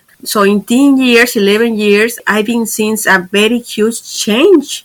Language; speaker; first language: English; non-native, fluent; Spanish